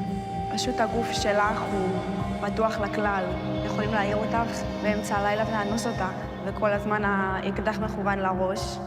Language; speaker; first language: Hebrew; native; Hebrew